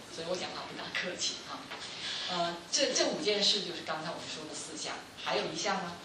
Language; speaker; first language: Chinese; non-native, local second language; Cantonese